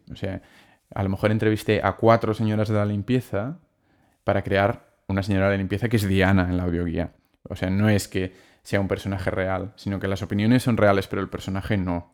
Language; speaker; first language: Spanish; non-native, local second language; Catalan